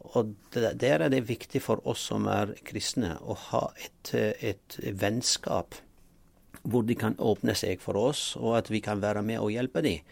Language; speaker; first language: Norwegian; non-native, fluent; Arabic